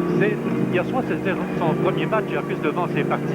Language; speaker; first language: French; native; French